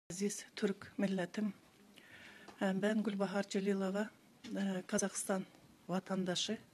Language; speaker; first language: Turkish; non-native, learner; Kazakh